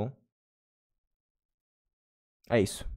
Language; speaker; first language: Portuguese; native; Portuguese